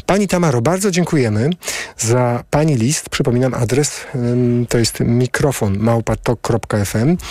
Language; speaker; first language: Polish; native; Polish